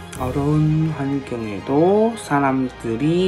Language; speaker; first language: Korean; non-native, learner; Vietnamese